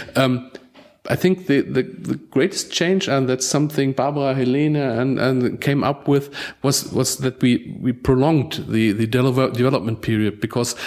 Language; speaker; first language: English; non-native, fluent; German